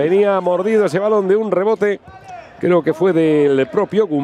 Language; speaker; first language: Spanish; native; Spanish